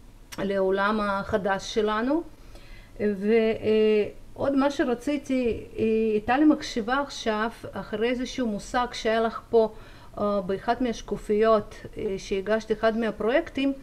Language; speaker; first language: Hebrew; non-native, fluent; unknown